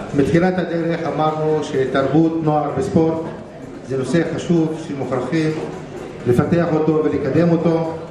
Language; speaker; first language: Hebrew; non-native, local second language; Arabic